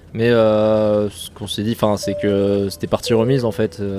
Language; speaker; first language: French; native; French